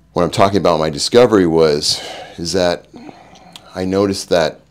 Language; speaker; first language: English; native; English